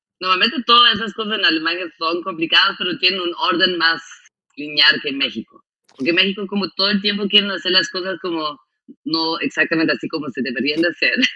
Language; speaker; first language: Spanish; non-native, fluent; German